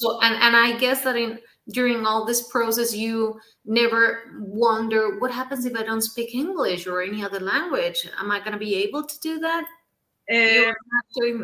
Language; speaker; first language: English; non-native, fluent; Spanish